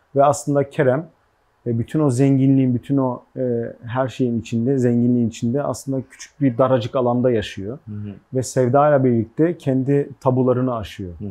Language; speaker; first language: Turkish; early bilingual, heritage; Turkish